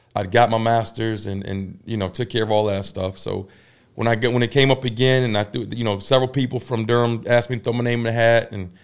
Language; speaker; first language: English; native; English